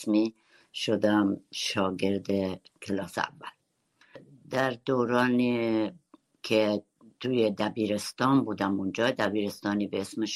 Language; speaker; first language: Persian; non-native, local second language; Kurdish